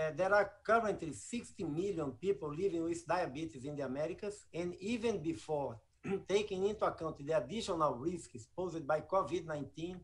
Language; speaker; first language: English; non-native, fluent; Portuguese